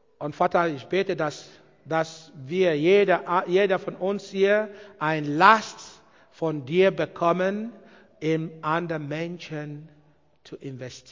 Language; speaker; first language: German; non-native, learner; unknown